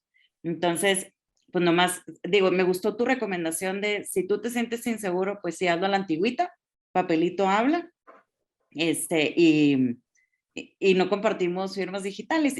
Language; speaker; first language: Spanish; native; Spanish